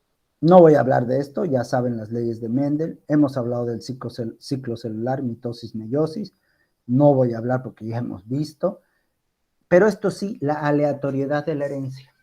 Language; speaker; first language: Spanish; native; Spanish